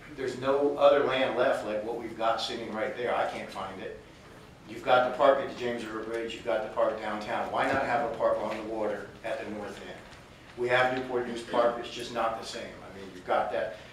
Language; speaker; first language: English; native; English